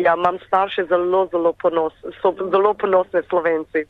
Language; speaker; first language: Slovenian; early bilingual, heritage; Slovenian